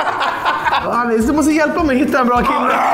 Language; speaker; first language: Swedish; native; Swedish